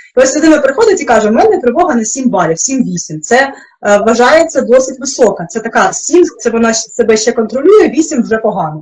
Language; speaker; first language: Ukrainian; non-native, local second language; Russian